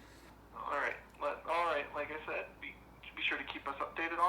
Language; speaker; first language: English; native; English